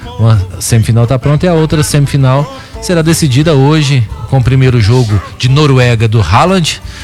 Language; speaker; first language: Portuguese; native; Portuguese